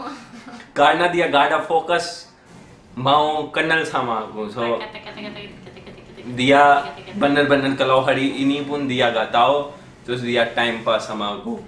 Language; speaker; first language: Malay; non-native, learner; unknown